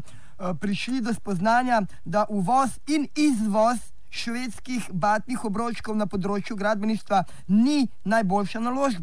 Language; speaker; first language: Slovenian; native; Slovenian